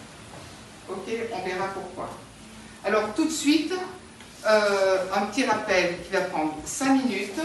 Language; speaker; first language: French; native; French